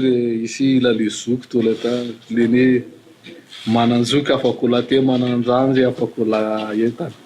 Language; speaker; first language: French; non-native, local second language; Malagasy